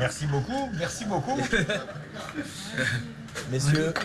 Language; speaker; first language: French; native; French